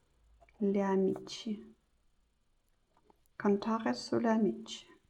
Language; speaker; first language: Italian; non-native, learner; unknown